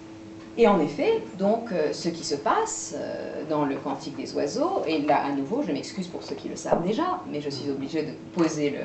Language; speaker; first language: French; native; French